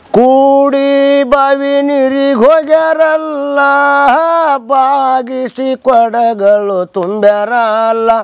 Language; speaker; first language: Kannada; native; Kannada